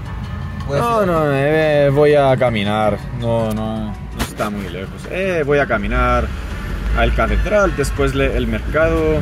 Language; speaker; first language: Spanish; non-native, learner; English